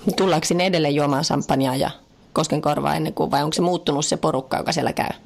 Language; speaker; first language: Finnish; native; Finnish